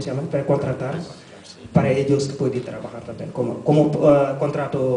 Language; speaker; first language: Spanish; non-native, learner; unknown